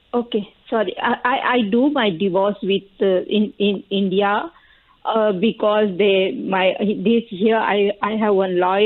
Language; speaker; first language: English; non-native, learner; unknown